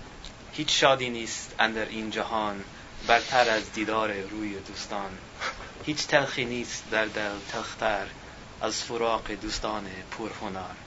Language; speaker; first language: Persian; non-native, learner; English